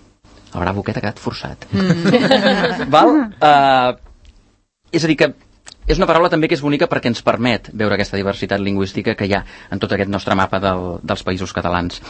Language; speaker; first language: Catalan; native; Catalan